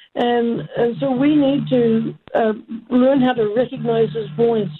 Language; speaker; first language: English; native; English